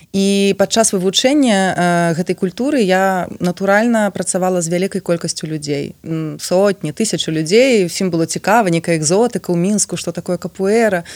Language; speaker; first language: Belarusian; non-native, local second language; Russian